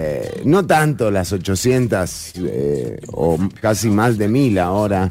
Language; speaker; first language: Spanish; native; Spanish